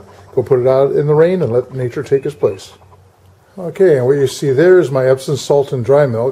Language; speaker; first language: English; native; English